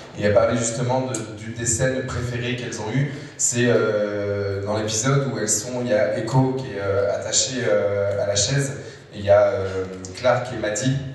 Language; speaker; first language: French; native; French